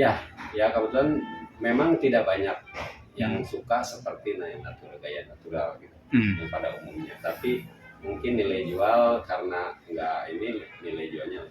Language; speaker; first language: Indonesian; non-native, local second language; Sundanese